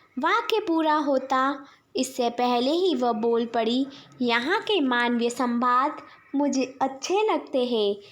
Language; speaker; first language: Hindi; native; Hindi